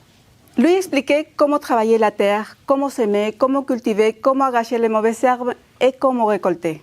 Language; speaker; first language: French; non-native, fluent; Spanish